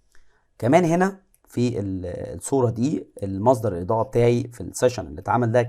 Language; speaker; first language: Arabic; native; Arabic